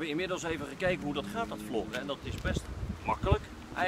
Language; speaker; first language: Dutch; native; Dutch